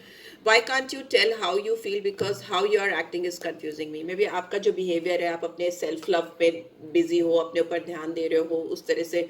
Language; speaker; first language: Hindi; native; Hindi